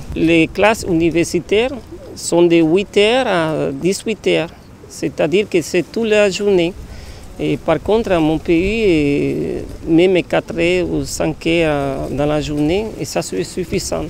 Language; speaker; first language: French; non-native, learner; Spanish